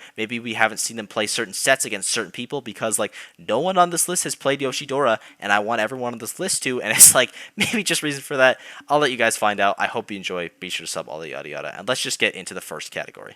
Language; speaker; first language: English; native; English